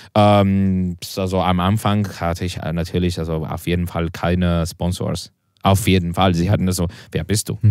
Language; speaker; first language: German; non-native, learner; Spanish